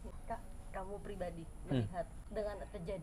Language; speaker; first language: Indonesian; native; Indonesian